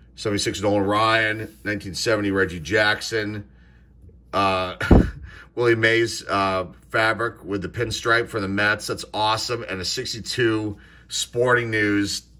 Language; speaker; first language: English; native; English